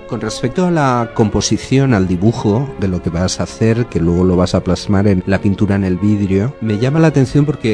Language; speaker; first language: Spanish; native; Spanish